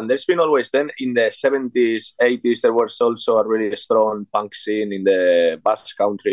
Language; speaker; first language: English; non-native, fluent; Spanish